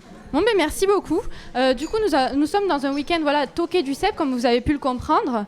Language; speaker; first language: French; native; French